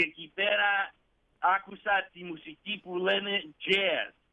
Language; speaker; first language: Greek; early bilingual, heritage; Greek